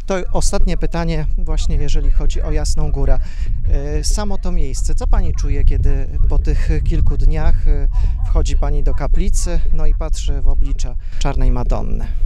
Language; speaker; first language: Polish; native; Polish